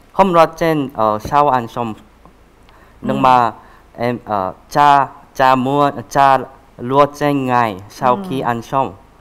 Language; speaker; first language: Vietnamese; non-native, learner; Korean